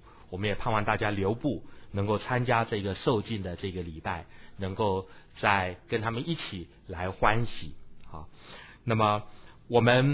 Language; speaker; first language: Chinese; native; Chinese